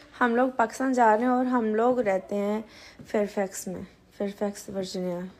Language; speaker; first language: Urdu; native; Urdu